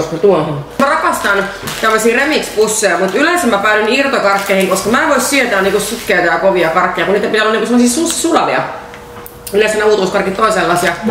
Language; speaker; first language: Finnish; native; Finnish